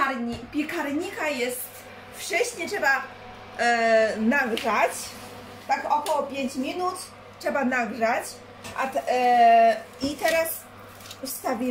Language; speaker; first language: Polish; non-native, learner; Chinese